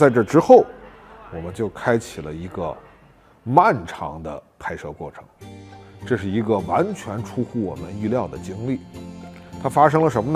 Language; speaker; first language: Chinese; native; Chinese